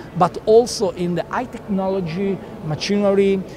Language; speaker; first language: English; non-native, learner; Italian